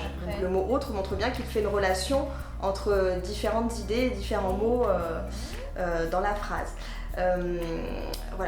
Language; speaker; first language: French; native; French